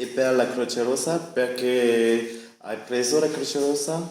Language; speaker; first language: Italian; non-native, learner; French